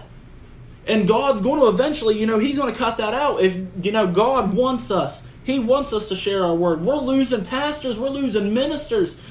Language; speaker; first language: English; native; English